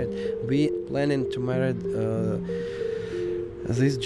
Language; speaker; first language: English; non-native, learner; Ukrainian